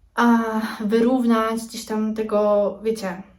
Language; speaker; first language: Polish; native; Polish